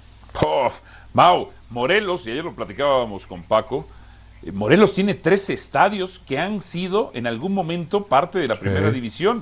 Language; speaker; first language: Spanish; native; Spanish